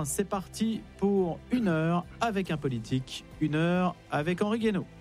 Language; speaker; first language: French; native; French